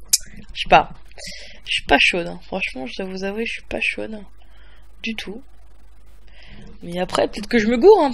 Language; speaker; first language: French; native; French